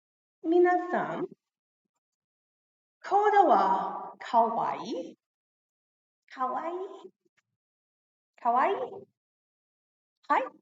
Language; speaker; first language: Japanese; non-native, learner; English